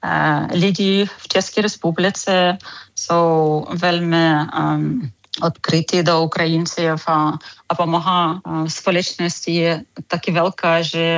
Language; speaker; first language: Czech; non-native, fluent; Ukrainian